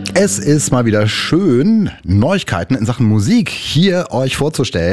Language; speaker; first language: German; native; German